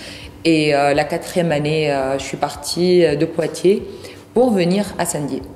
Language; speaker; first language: French; non-native, local second language; Arabic